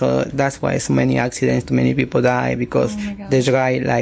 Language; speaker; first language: English; non-native, learner; Spanish